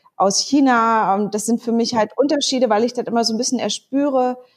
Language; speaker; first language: German; native; German